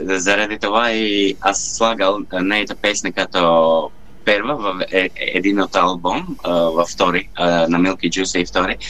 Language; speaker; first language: Bulgarian; non-native, learner; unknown